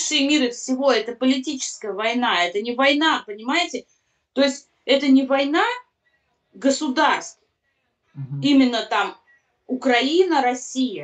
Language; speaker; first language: Russian; native; Russian